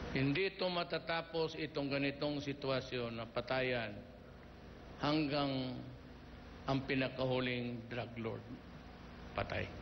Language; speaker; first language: Filipino; non-native, local second language; Cebuano